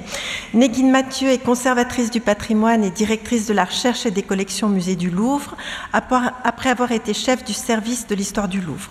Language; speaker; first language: French; native; French